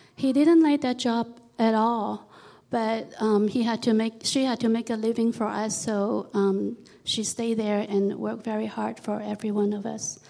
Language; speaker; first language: English; non-native, local second language; Cantonese